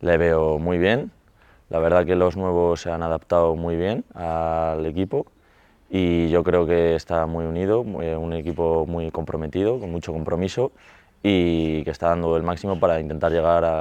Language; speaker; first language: Spanish; native; Spanish